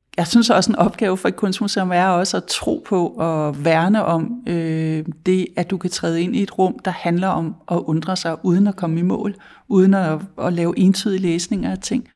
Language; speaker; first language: Danish; native; Danish